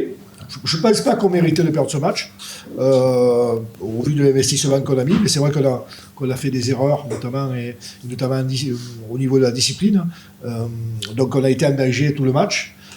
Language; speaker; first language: French; native; French